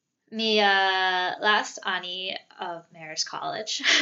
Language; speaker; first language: English; native; English